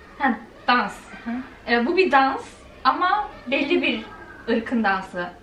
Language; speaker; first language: Turkish; early bilingual, heritage; Turkish